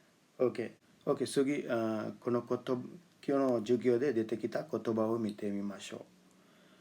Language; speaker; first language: Japanese; non-native, fluent; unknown